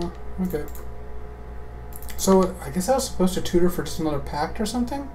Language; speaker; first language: English; native; English